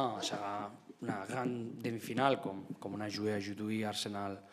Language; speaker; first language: French; non-native, learner; Spanish